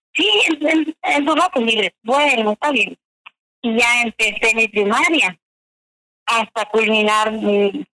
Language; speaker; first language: Spanish; native; Spanish